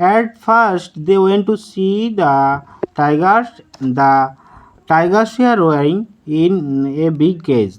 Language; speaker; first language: English; non-native, local second language; Bangla